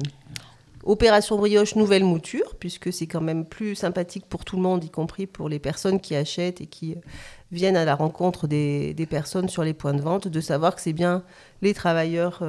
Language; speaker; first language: French; native; French